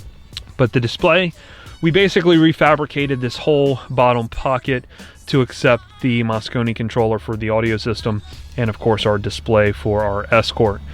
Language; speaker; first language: English; native; English